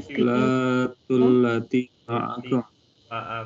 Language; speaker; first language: Arabic; non-native, learner; Indonesian